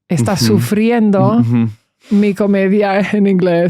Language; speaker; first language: Spanish; early bilingual, heritage; English